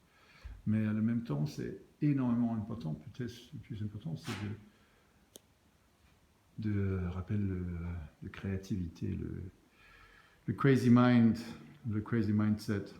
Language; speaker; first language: French; non-native, learner; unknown